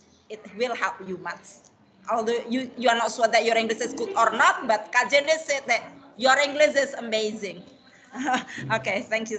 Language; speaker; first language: English; non-native, fluent; Indonesian